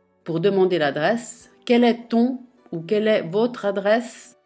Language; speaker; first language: French; non-native, fluent; Italian